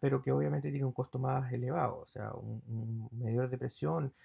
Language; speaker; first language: Spanish; native; Spanish